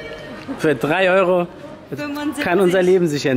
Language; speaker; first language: German; native; German